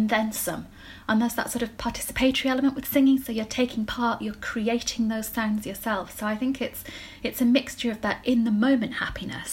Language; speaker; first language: English; native; English